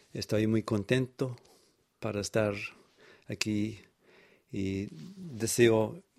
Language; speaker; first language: Spanish; non-native, learner; English